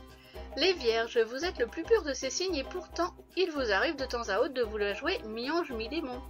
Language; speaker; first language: French; native; French